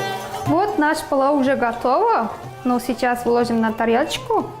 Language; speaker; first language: Russian; non-native, learner; Turkmen